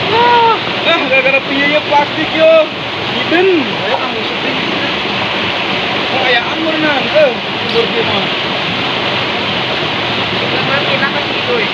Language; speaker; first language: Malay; non-native, local second language; Sundanese